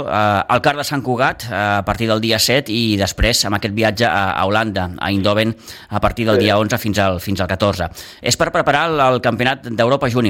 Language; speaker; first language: Catalan; native; Catalan